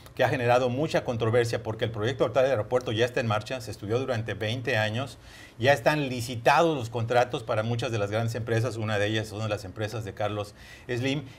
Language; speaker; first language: Spanish; native; Spanish